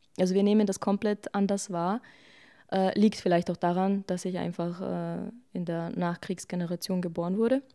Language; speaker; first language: German; early bilingual, other home language; Bosnian